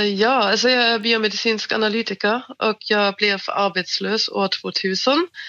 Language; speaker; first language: Swedish; non-native, fluent; German